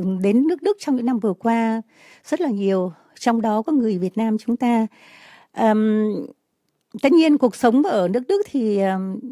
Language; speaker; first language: Vietnamese; native; Vietnamese